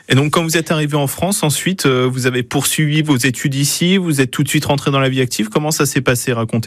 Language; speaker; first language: French; native; French